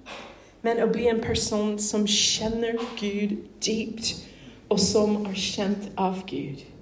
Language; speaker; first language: Norwegian; non-native, fluent; English